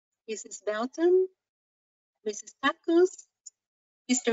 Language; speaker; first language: English; non-native, local second language; Min Nan Chinese